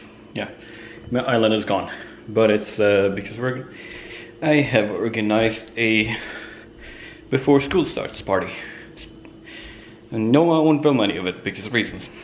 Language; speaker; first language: English; non-native, fluent; Swedish